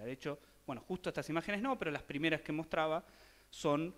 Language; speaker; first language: Spanish; native; Spanish